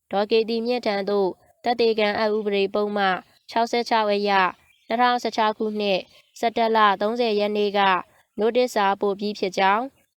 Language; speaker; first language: Burmese; native; Burmese